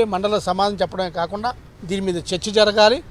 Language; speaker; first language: Telugu; native; Telugu